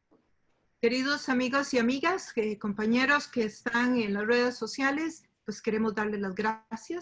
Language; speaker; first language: Spanish; native; Spanish